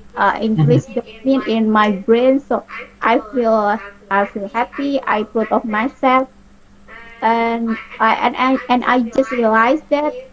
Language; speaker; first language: English; non-native, learner; Indonesian